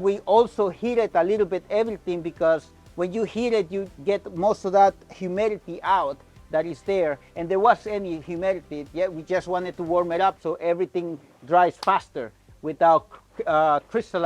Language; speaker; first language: English; non-native, fluent; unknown